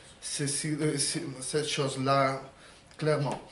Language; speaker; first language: French; non-native, learner; Spanish